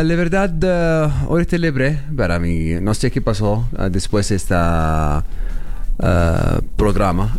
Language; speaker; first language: Spanish; non-native, learner; Arabic